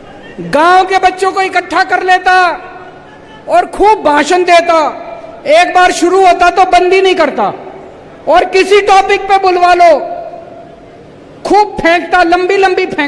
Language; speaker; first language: Hindi; native; Hindi